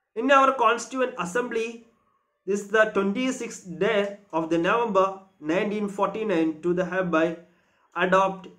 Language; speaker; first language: English; non-native, local second language; Malayalam